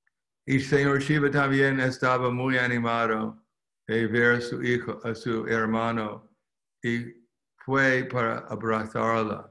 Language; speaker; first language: Spanish; non-native, fluent; English